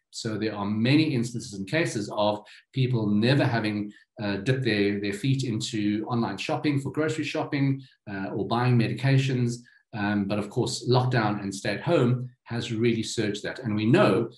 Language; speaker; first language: English; native; English